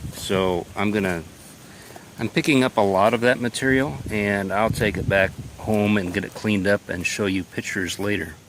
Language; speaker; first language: English; native; English